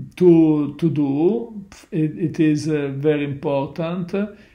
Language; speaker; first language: English; non-native, learner; Italian